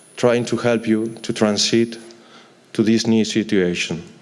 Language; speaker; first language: English; non-native, fluent; Galician